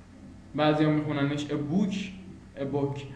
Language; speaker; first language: Persian; native; Persian